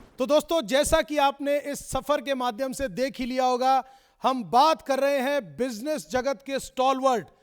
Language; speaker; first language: Hindi; native; Hindi